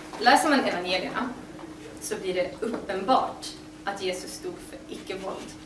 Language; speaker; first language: Swedish; native; Swedish